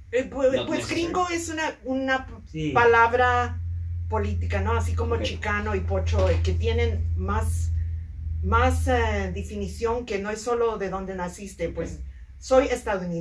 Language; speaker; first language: Spanish; early bilingual, heritage; Spanish